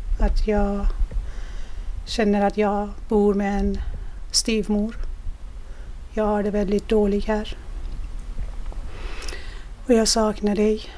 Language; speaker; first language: Swedish; non-native, fluent; Persian